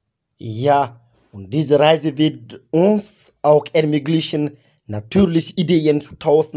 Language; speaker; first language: German; non-native, learner; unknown